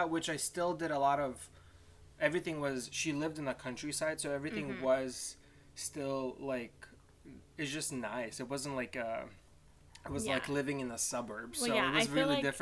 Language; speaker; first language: English; non-native, fluent; Lithuanian